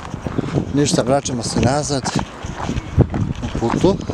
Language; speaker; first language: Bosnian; early bilingual, heritage; Serbian